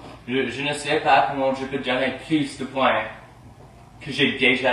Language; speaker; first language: French; non-native, fluent; English